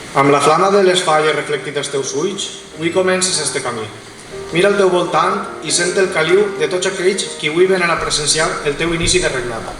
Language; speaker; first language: Catalan; native; Catalan